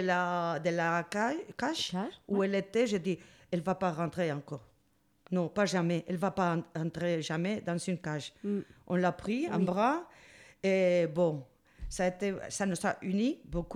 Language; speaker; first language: French; non-native, learner; Spanish